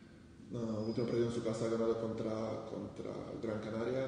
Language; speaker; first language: Spanish; non-native, fluent; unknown